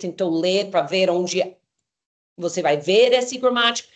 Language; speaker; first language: Portuguese; non-native, fluent; English